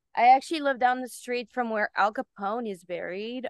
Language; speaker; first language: English; early bilingual, other home language; Bulgarian